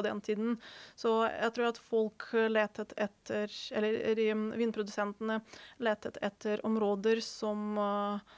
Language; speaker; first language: Norwegian; non-native, fluent; Ukrainian